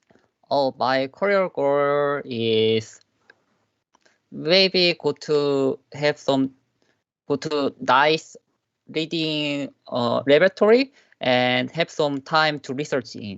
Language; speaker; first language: English; non-native, learner; Korean